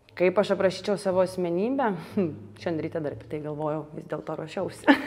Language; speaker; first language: Lithuanian; early bilingual, other home language; Russian